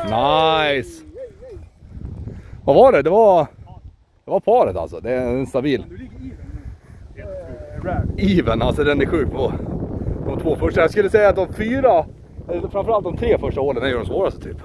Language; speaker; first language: Swedish; native; Swedish